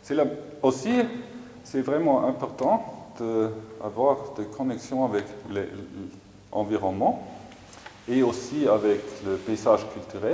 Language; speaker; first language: French; non-native, fluent; German